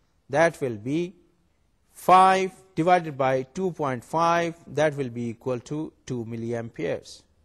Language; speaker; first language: English; non-native, local second language; Urdu